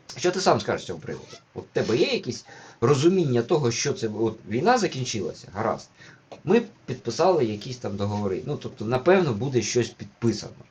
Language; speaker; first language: Ukrainian; non-native, local second language; Russian